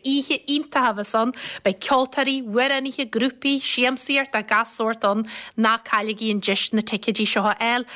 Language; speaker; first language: Irish; native; Irish